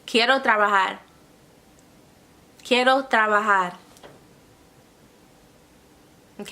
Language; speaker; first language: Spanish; non-native, fluent; English